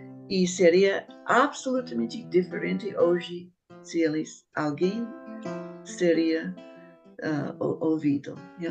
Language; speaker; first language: Portuguese; non-native, fluent; English